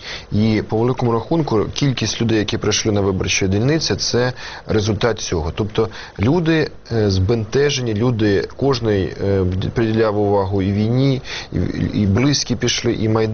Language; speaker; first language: Ukrainian; native; Ukrainian